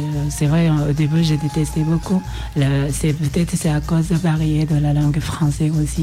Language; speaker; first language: French; non-native, learner; Oromo